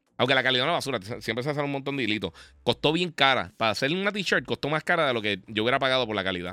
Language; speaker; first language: Spanish; native; Spanish